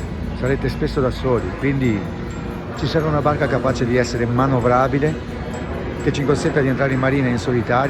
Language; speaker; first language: Italian; native; Italian